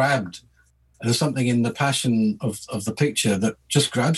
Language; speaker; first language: English; native; English